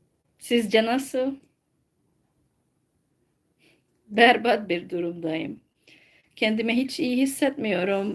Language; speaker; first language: Turkish; non-native, fluent; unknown